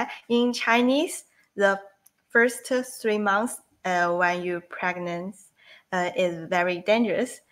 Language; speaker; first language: English; non-native, learner; Chinese